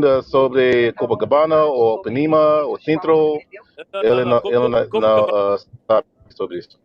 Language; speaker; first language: Portuguese; non-native, learner; English